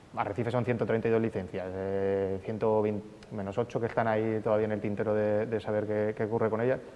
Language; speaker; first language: Spanish; native; Spanish